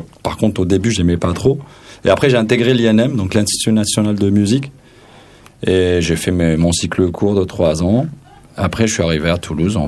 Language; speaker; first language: French; non-native, local second language; Arabic